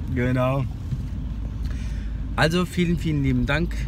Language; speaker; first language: German; early bilingual, other home language; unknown